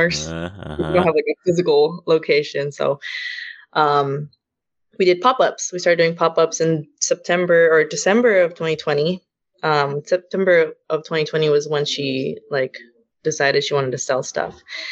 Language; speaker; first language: English; native; English